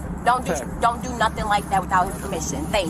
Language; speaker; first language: English; native; English